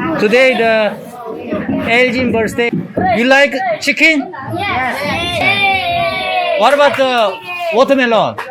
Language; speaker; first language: English; non-native, learner; Korean